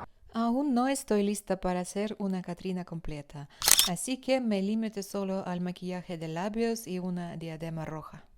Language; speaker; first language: Spanish; non-native, learner; Ukrainian